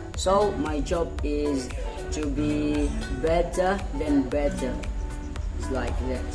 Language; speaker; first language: English; non-native, learner; Indonesian